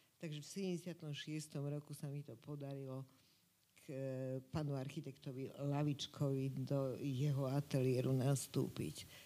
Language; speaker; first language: Slovak; native; Slovak